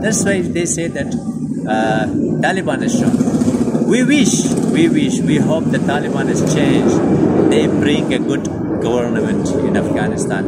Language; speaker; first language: English; non-native, fluent; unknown